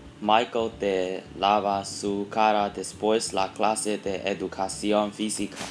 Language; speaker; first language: Spanish; non-native, learner; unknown